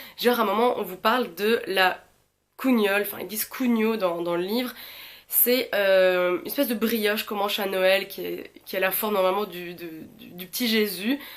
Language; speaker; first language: French; native; French